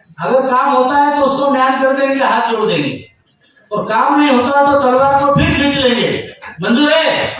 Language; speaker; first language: Hindi; non-native, local second language; Marathi